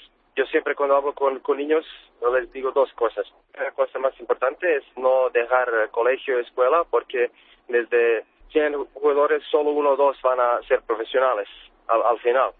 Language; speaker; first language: Spanish; non-native, fluent; Serbian